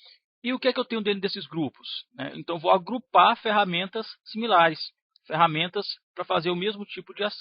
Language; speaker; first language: Portuguese; native; Portuguese